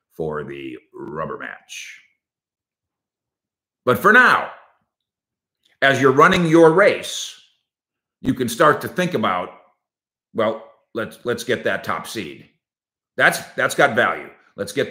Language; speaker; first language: English; native; English